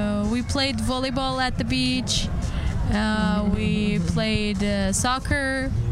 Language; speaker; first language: English; non-native, fluent; Arabic